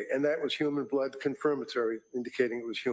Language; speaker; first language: English; native; English